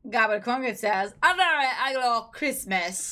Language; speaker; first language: English; native; English